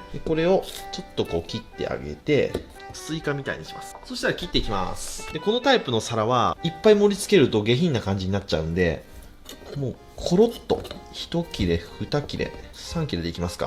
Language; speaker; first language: Japanese; native; Japanese